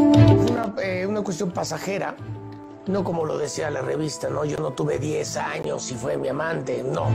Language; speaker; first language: Spanish; native; Spanish